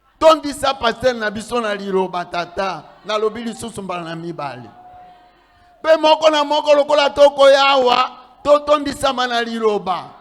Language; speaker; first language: Lingala; native; Lingala